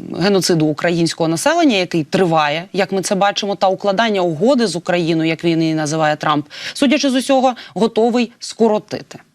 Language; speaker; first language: Ukrainian; native; Ukrainian